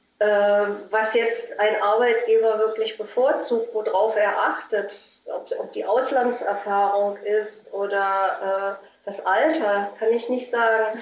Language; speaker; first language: German; native; German